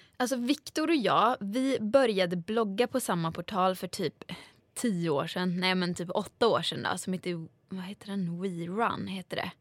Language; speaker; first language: Swedish; native; Swedish